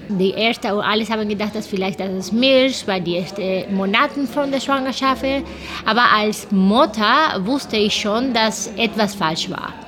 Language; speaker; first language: German; non-native, fluent; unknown